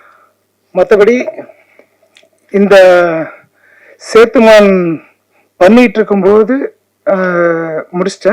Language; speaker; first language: Tamil; native; Tamil